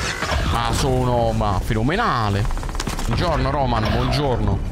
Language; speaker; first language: Italian; native; Italian